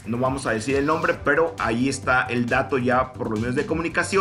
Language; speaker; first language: Spanish; native; Spanish